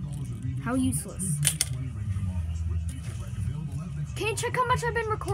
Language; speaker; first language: English; native; English